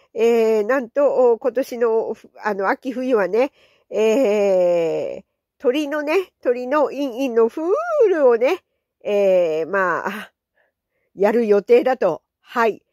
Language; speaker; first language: Japanese; native; Japanese